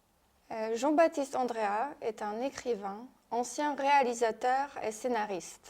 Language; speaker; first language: French; non-native, fluent; Polish